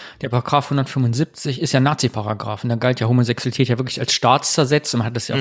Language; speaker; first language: German; native; German